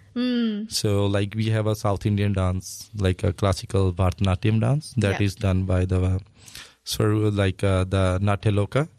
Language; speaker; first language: English; non-native, local second language; Punjabi